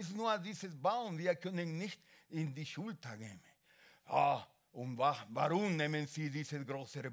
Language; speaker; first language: German; non-native, learner; Spanish